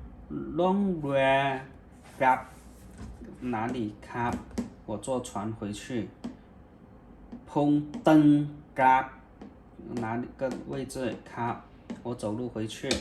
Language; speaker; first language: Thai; non-native, learner; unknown